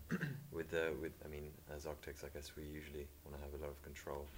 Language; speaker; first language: English; native; English